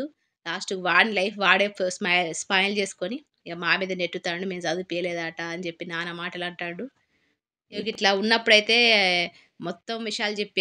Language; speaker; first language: Telugu; native; Telugu